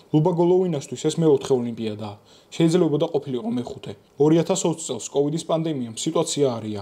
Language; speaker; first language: Georgian; native; Georgian